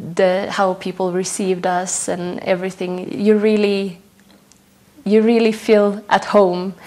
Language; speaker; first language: English; non-native, fluent; Tigrinya